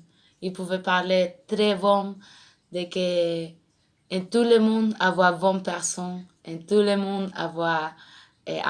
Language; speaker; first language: French; non-native, learner; Spanish